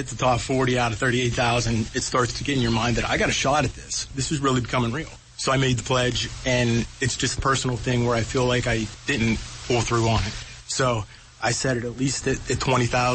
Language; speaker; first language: English; native; English